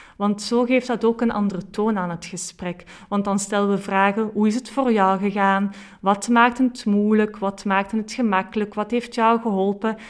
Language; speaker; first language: Dutch; native; Dutch